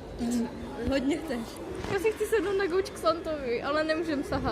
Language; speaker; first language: Czech; non-native, learner; Ukrainian